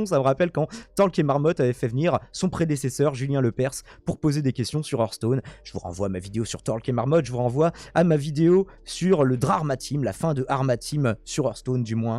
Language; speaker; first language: French; native; French